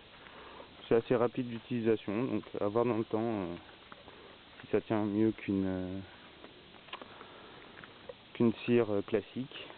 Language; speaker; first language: French; native; French